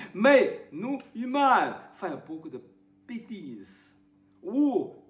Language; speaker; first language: French; non-native, learner; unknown